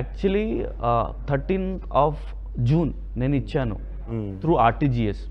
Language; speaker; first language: Telugu; non-native, local second language; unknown